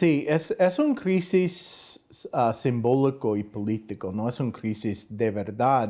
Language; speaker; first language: Spanish; non-native, fluent; English